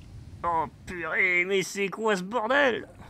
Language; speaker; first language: French; native; French